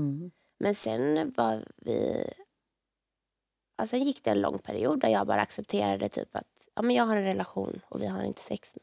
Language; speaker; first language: Swedish; native; Swedish